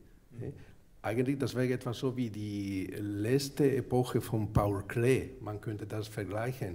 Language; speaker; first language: German; non-native, fluent; Spanish